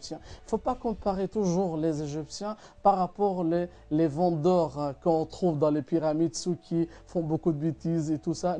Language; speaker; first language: French; non-native, fluent; Arabic